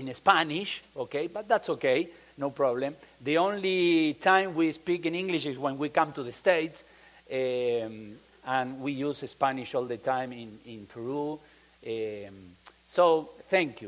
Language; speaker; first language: English; non-native, fluent; Spanish